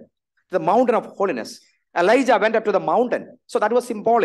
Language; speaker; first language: English; non-native, local second language; Malayalam